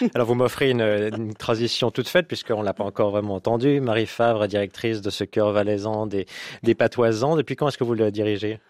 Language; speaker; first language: French; native; French